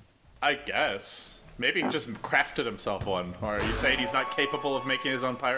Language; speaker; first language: English; native; English